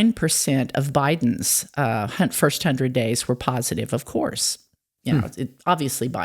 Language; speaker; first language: English; native; English